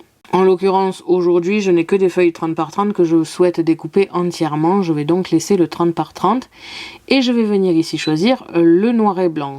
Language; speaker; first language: French; native; French